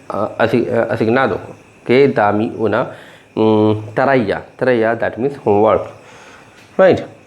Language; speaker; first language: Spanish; non-native, learner; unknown